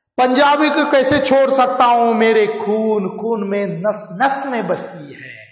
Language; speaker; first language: Hindi; non-native, local second language; Marathi